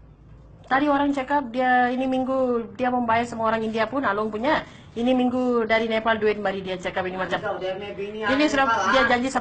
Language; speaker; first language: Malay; non-native, learner; Nepali